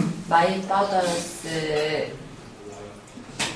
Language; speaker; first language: English; non-native, learner; Korean